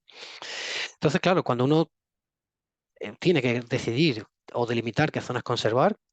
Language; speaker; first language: Spanish; native; Spanish